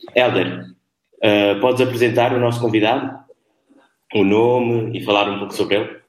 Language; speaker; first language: Portuguese; non-native, local second language; Kabuverdianu